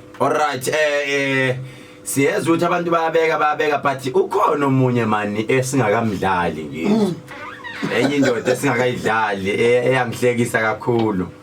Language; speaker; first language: Zulu; native; Zulu